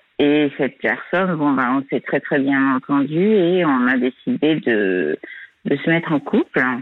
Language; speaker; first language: French; native; French